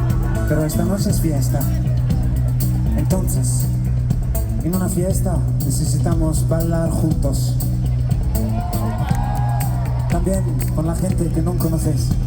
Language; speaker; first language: Spanish; non-native, learner; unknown